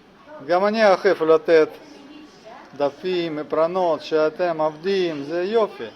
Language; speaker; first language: Hebrew; non-native, learner; Russian